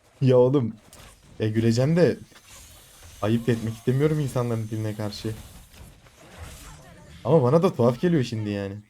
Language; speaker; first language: Turkish; native; Turkish